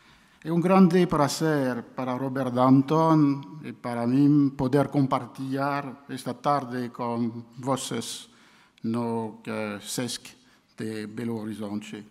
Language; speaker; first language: Portuguese; non-native, fluent; French